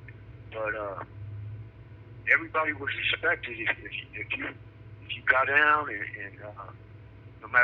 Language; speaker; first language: English; native; English